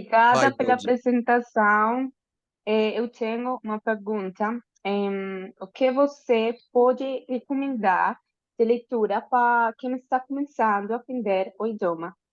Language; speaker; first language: Portuguese; non-native, learner; Spanish